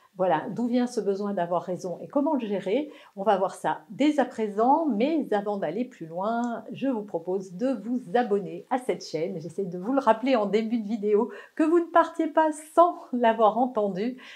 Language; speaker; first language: French; native; French